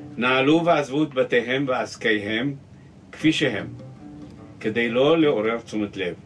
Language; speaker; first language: Hebrew; early bilingual, other home language; Arabic